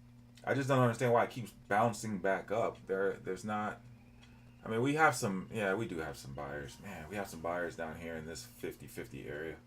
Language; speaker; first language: English; native; English